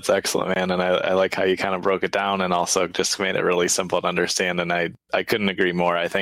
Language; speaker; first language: English; native; English